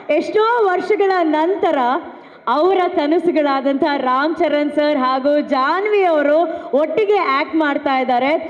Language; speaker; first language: Kannada; native; Kannada